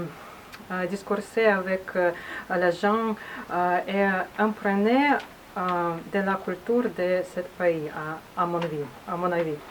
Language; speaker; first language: French; non-native, learner; Russian